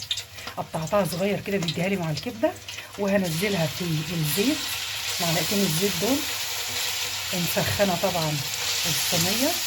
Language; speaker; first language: Arabic; native; Arabic